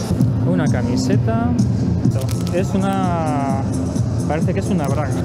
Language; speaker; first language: Spanish; native; Spanish